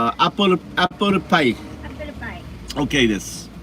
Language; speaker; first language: Japanese; non-native, learner; English